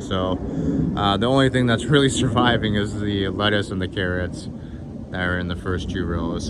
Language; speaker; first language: English; native; English